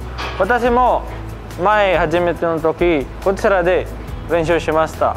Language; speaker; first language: Japanese; non-native, learner; Filipino